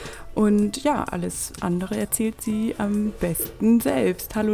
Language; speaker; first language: German; native; German